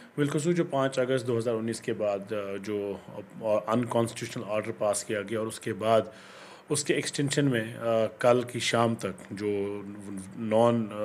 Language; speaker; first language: Hindi; non-native, local second language; Kashmiri